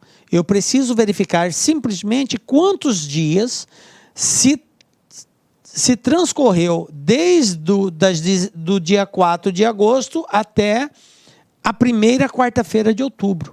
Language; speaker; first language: Portuguese; native; Portuguese